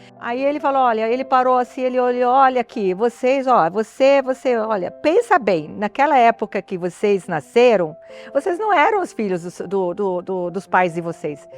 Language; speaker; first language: Portuguese; non-native, fluent; Arabic